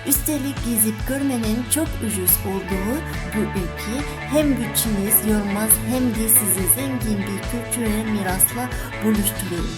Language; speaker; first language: Turkish; non-native, learner; Arabic